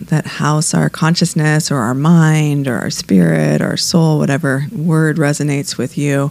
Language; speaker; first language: English; native; English